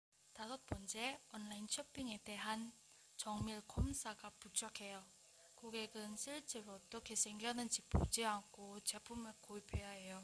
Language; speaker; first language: Korean; non-native, learner; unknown